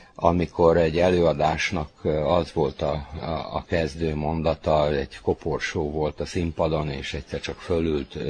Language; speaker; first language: Hungarian; native; Hungarian